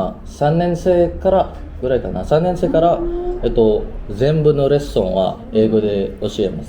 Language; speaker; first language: Japanese; non-native, learner; Filipino